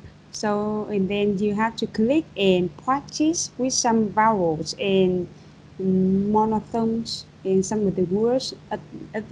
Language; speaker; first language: English; non-native, fluent; Vietnamese